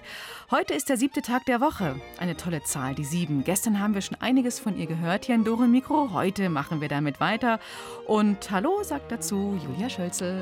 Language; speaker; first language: German; native; German